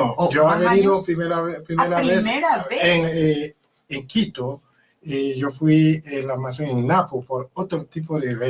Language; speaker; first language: Spanish; non-native, fluent; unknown